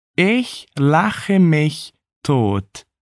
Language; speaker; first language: German; non-native, fluent; Portuguese